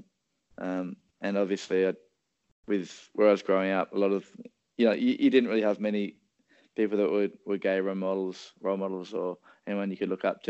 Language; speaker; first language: English; native; English